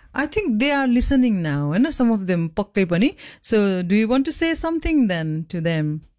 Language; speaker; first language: Nepali; native; Nepali